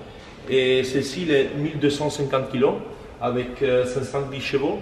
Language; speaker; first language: French; non-native, fluent; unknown